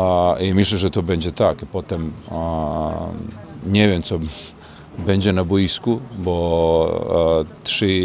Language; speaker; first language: Polish; non-native, learner; Serbian